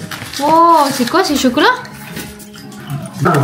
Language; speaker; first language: French; non-native, learner; Indonesian